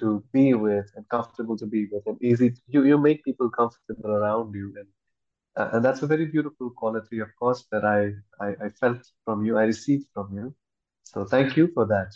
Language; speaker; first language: English; non-native, local second language; Hindi